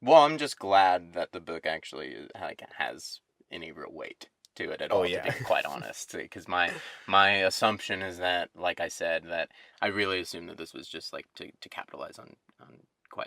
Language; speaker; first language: English; native; English